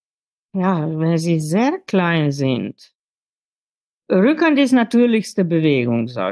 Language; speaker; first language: German; non-native, fluent; Slovenian